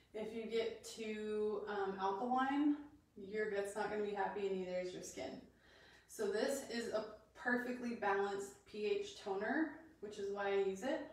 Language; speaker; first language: English; native; English